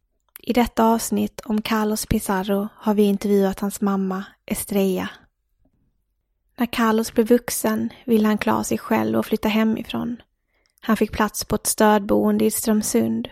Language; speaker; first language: Swedish; native; Swedish